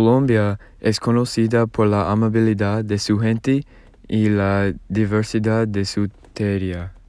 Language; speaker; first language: Spanish; non-native, learner; English